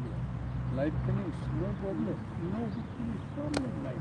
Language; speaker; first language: English; non-native, learner; Gujarati